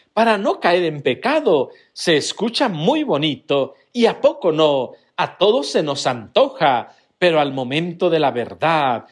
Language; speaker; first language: Spanish; native; Spanish